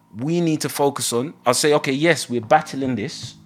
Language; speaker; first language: English; native; English